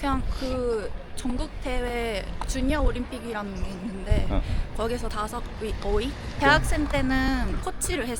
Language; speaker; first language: Korean; non-native, fluent; Japanese